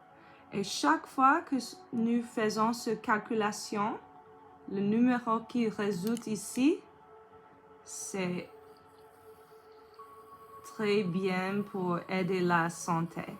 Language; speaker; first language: French; non-native, learner; English